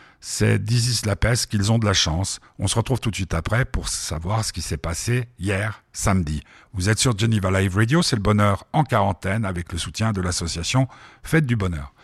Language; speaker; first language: French; native; French